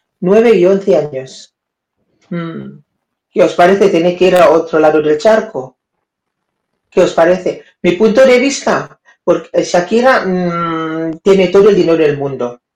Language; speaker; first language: Spanish; non-native, learner; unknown